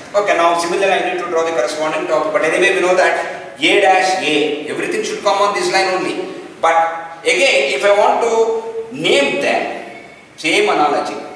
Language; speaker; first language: English; non-native, local second language; Kannada